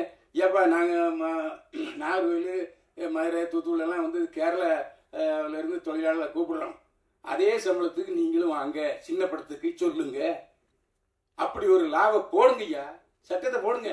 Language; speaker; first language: Tamil; native; Tamil